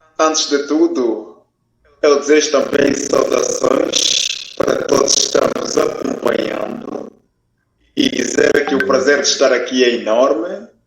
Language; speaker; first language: Portuguese; non-native, local second language; Kongo